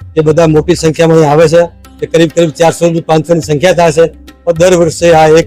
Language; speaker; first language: Gujarati; non-native, local second language; Marwari